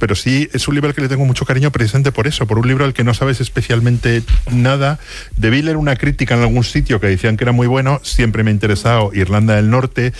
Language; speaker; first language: Spanish; native; Spanish